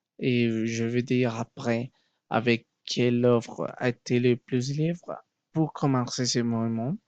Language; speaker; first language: French; non-native, learner; Spanish